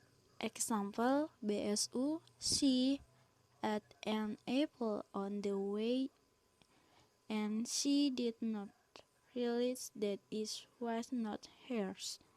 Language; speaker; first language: English; non-native, learner; Indonesian